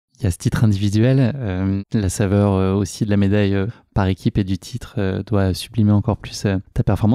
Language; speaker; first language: French; native; French